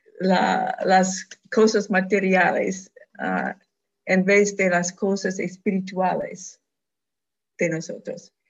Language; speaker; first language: Spanish; non-native, fluent; English